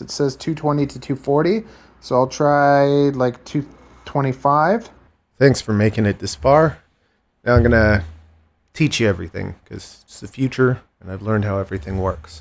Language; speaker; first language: English; native; English